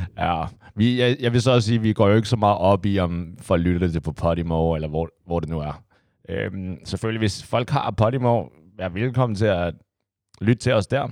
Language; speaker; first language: Danish; non-native, fluent; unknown